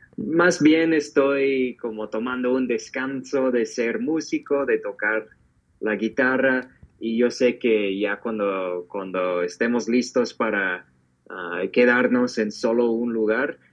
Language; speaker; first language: Spanish; non-native, fluent; English